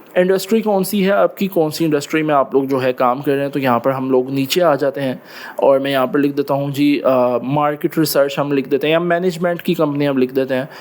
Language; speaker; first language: Urdu; non-native, local second language; Punjabi